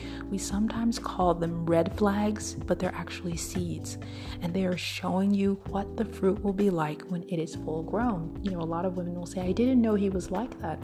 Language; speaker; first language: English; native; English